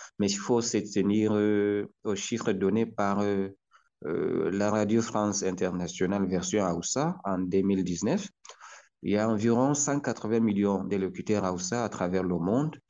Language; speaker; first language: French; non-native, local second language; Hausa